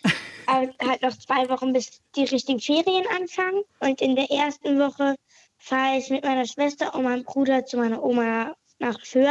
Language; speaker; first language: German; native; German